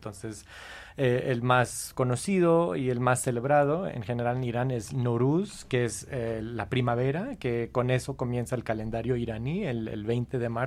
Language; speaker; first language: Spanish; non-native, fluent; English